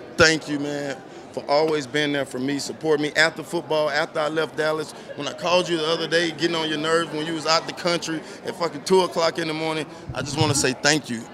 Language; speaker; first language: English; native; English